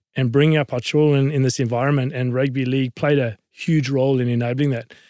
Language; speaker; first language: English; native; English